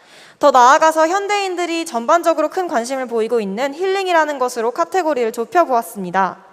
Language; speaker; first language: Korean; native; Korean